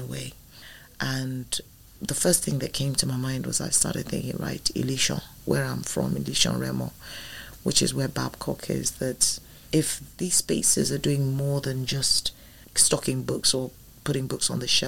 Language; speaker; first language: English; non-native, local second language; Yoruba